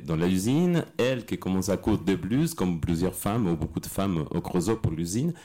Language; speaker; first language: French; non-native, fluent; Spanish